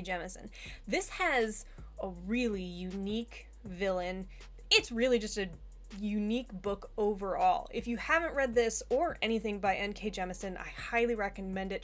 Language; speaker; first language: English; native; English